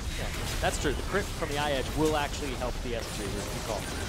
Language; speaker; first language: English; native; English